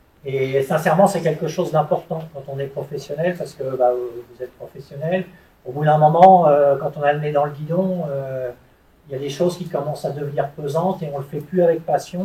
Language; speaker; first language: French; native; French